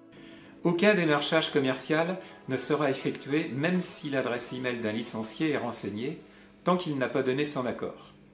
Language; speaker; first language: French; native; French